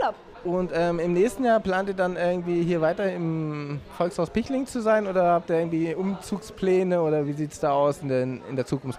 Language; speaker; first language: German; native; German